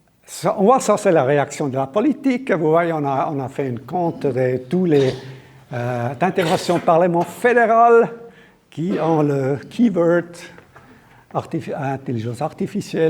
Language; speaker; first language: French; non-native, local second language; German